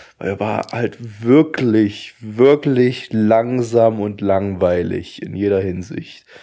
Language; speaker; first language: German; early bilingual, other home language; Russian